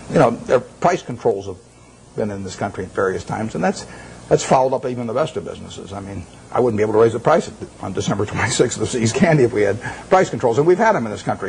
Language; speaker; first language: English; native; English